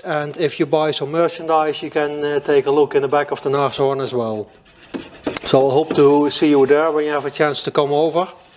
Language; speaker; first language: English; non-native, fluent; Dutch